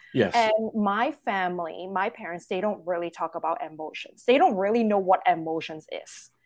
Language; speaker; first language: English; non-native, local second language; Cantonese